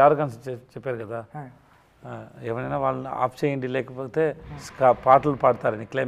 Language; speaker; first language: Telugu; non-native, learner; Tamil